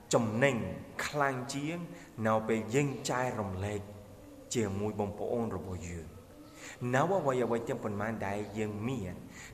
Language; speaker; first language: Khmer; non-native, fluent; Spanish